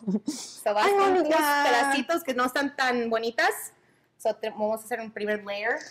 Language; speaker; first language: Spanish; early bilingual, heritage; Spanish